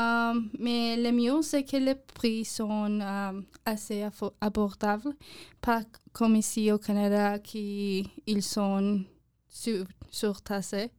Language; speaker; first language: French; non-native, learner; English